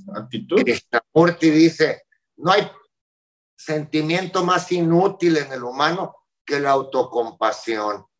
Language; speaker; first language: Spanish; native; Spanish